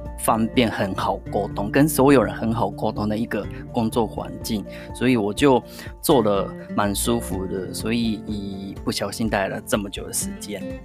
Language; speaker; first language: Chinese; non-native, fluent; Japanese